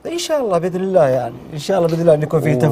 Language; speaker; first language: Arabic; native; Arabic